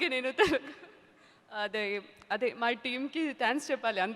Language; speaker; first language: Telugu; non-native, learner; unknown